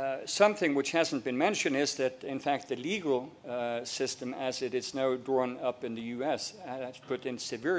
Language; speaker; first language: English; non-native, fluent; Norwegian